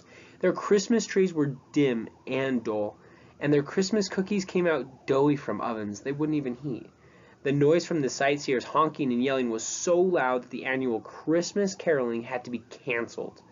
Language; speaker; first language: English; native; English